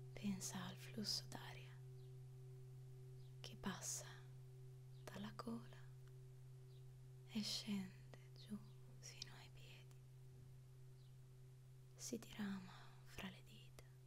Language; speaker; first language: Italian; native; Italian